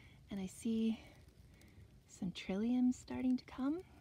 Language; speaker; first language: English; native; English